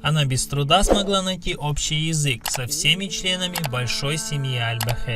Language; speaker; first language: Russian; native; Russian